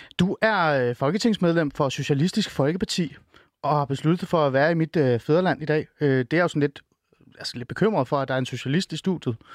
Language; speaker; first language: Danish; early bilingual, other home language; Persian